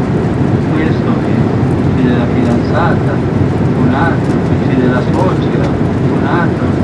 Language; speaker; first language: Italian; non-native, fluent; Spanish